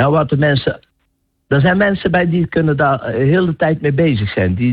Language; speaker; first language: Dutch; native; Dutch